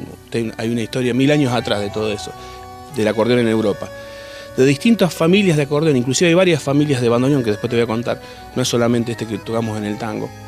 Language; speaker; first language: Spanish; native; Spanish